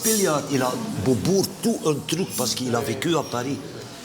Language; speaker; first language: French; non-native, local second language; Dutch